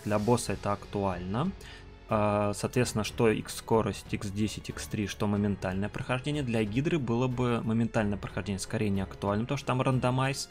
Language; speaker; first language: Russian; native; Russian